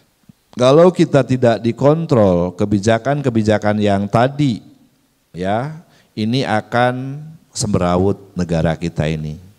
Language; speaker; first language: Indonesian; native; Indonesian